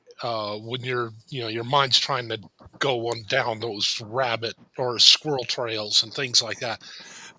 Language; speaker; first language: English; native; English